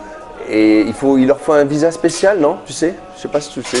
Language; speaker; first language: French; native; French